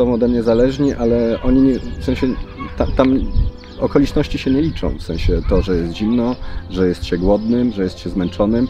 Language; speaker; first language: Polish; native; Polish